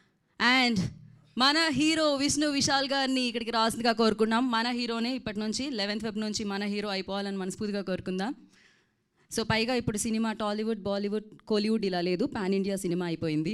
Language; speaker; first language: Telugu; native; Telugu